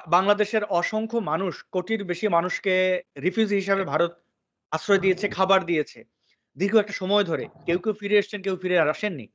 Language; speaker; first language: Bangla; native; Bangla